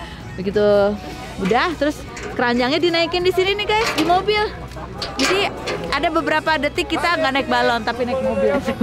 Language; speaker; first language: Indonesian; native; Indonesian